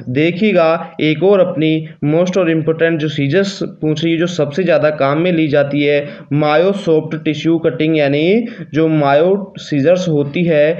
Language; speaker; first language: Hindi; native; Hindi